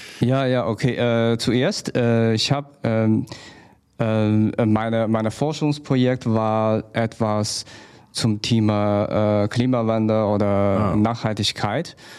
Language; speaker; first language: German; non-native, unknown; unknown